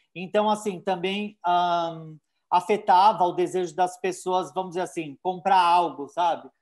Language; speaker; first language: Portuguese; native; Portuguese